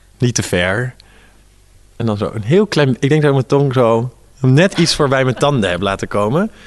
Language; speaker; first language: Dutch; native; Dutch